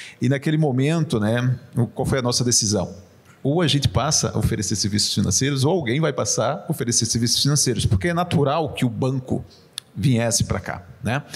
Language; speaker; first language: Portuguese; native; Portuguese